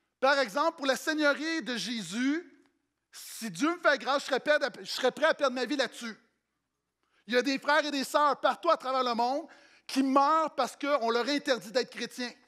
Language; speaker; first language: French; native; French